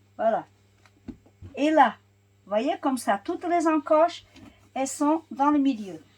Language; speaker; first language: French; non-native, fluent; Portuguese